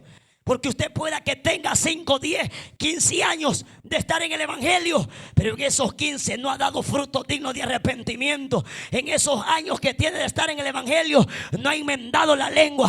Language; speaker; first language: Spanish; native; Spanish